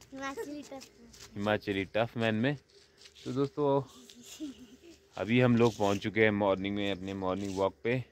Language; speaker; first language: Hindi; native; Hindi